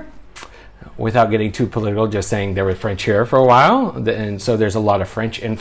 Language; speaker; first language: English; native; English